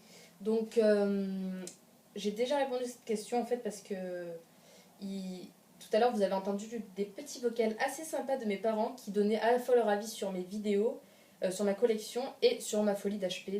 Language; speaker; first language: French; native; French